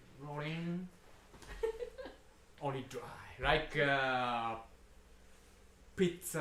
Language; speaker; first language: English; non-native, learner; Japanese